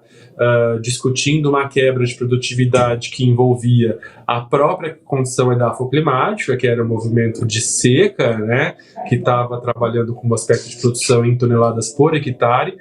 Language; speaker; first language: Portuguese; native; Portuguese